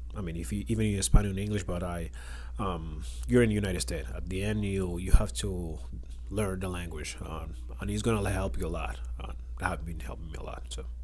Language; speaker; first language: English; non-native, learner; Spanish